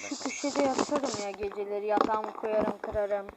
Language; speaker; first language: Turkish; native; Turkish